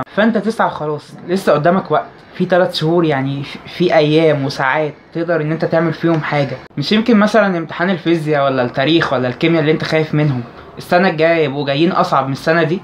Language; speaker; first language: Arabic; native; Arabic